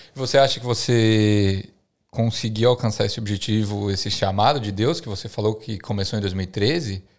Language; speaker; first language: Portuguese; native; Portuguese